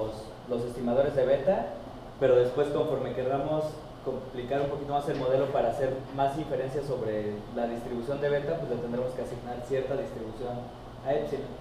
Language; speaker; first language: Spanish; native; Spanish